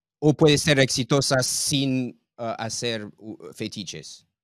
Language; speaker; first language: Spanish; non-native, fluent; English